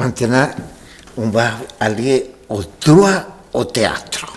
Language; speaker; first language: French; non-native, fluent; Spanish